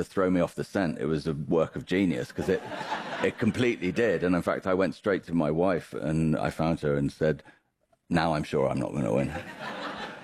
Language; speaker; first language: English; native; English